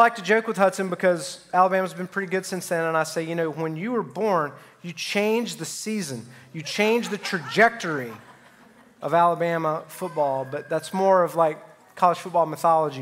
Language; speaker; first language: English; native; English